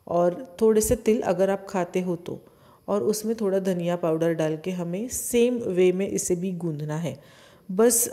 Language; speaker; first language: Hindi; non-native, local second language; Marathi